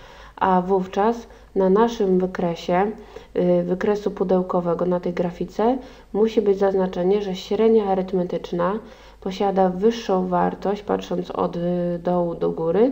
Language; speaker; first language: Polish; native; Polish